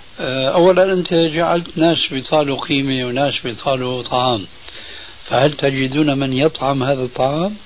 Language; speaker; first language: Arabic; early bilingual, other home language; Albanian